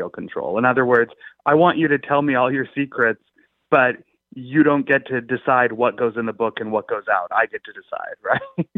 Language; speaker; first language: English; native; English